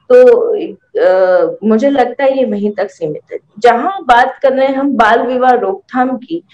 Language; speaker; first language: Hindi; native; Hindi